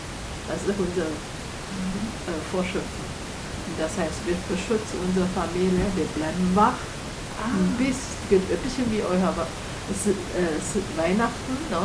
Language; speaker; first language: German; non-native, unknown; Chinese